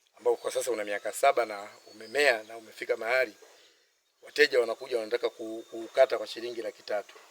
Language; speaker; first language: Swahili; native; Swahili